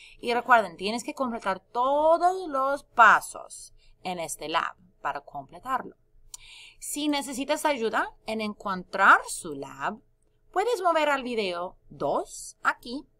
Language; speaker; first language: Spanish; non-native, fluent; English